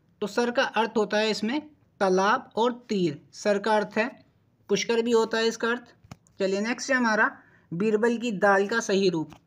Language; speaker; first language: Hindi; native; Hindi